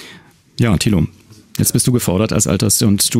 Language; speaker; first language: German; native; German